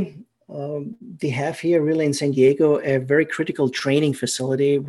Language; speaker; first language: English; non-native, fluent; German